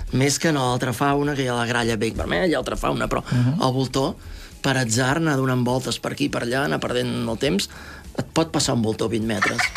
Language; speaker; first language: Catalan; native; Catalan